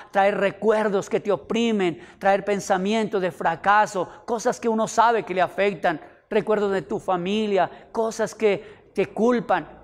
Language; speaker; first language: Spanish; native; Spanish